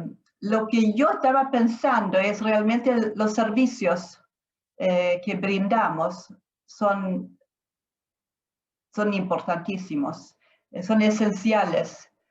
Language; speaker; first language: Spanish; non-native, fluent; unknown